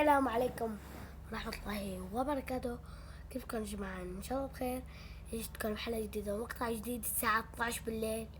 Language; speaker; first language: Arabic; native; Arabic